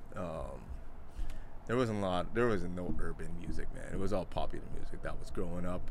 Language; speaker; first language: English; native; English